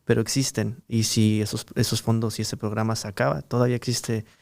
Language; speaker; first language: Spanish; early bilingual, heritage; Spanish